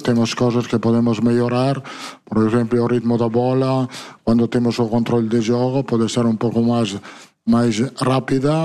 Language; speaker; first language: Portuguese; non-native, fluent; Italian